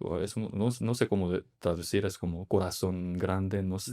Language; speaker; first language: Spanish; non-native, learner; Korean